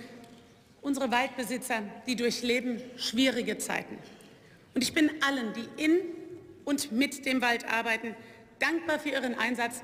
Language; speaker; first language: German; native; German